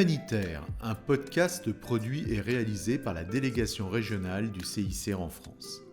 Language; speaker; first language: French; native; French